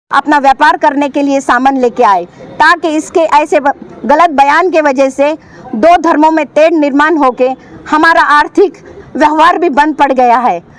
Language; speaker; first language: Hindi; native; Hindi